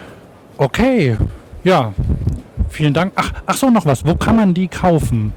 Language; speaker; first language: German; native; German